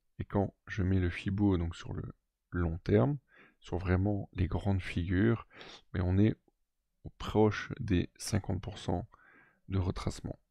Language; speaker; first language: French; native; French